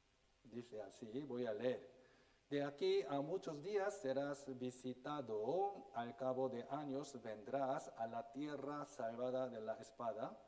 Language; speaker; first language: Spanish; non-native, fluent; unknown